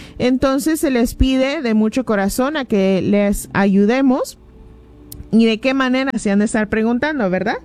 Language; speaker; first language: Spanish; early bilingual, heritage; Spanish